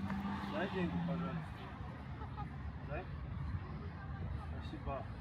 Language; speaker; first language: Russian; native; Russian